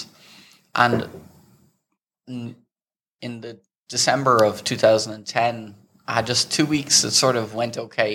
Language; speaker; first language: English; native; English